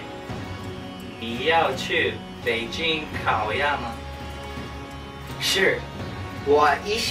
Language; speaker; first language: Chinese; non-native, learner; English